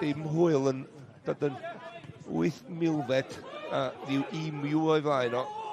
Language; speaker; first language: Welsh; native; Welsh